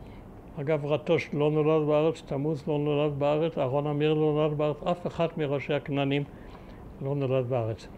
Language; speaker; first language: Hebrew; early bilingual, other home language; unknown